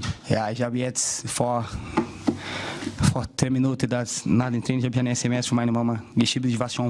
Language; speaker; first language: German; non-native, learner; Portuguese